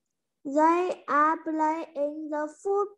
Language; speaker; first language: English; non-native, learner; Vietnamese